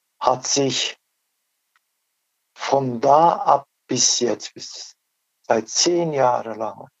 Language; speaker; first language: German; non-native, learner; Turkish